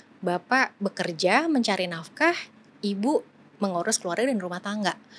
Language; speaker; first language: Indonesian; native; Indonesian